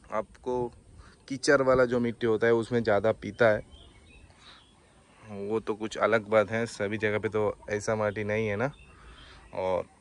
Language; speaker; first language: Hindi; non-native, local second language; Bangla